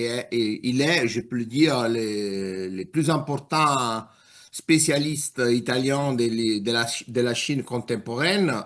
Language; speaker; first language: French; non-native, fluent; Italian